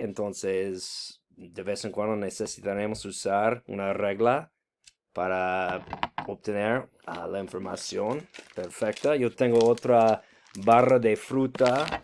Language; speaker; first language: Spanish; non-native, fluent; English